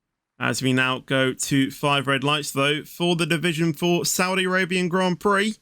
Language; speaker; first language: English; native; English